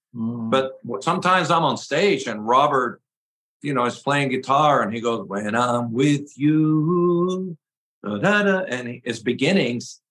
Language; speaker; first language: English; early bilingual, other home language; Spanish